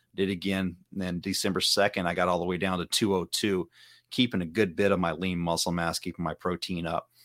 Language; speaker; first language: English; native; English